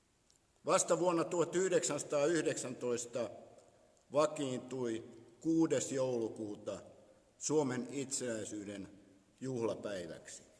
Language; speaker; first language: Finnish; native; Finnish